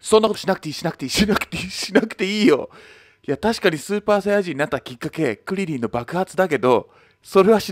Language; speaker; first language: Japanese; native; Japanese